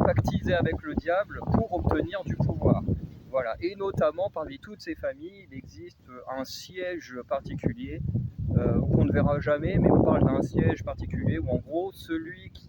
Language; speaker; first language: French; native; French